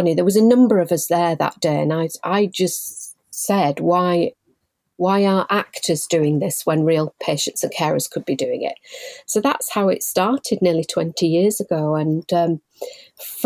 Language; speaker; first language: English; native; English